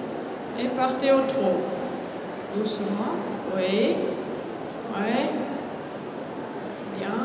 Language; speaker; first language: French; non-native, fluent; German